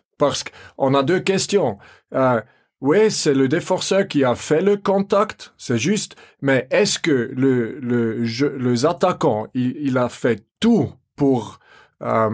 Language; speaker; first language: French; non-native, fluent; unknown